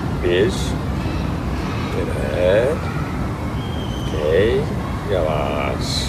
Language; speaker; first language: Turkish; non-native, learner; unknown